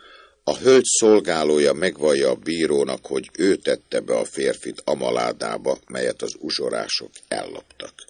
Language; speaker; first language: Hungarian; native; Hungarian